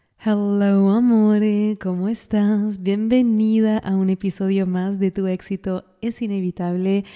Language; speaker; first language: Spanish; non-native, fluent; French